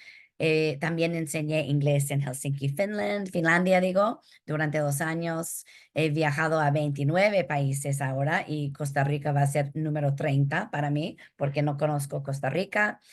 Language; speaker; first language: Spanish; early bilingual, heritage; Spanish